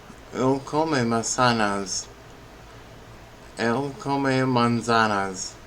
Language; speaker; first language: Spanish; non-native, learner; English